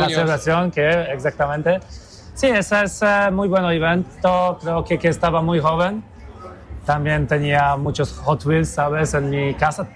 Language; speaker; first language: Spanish; non-native, fluent; Polish